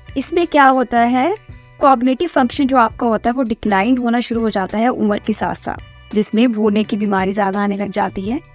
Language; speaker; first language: Hindi; native; Hindi